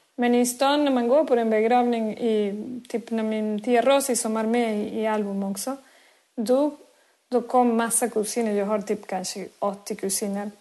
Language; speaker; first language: Swedish; non-native, fluent; Spanish